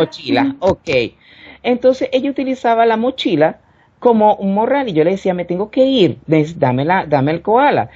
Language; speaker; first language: Spanish; native; Spanish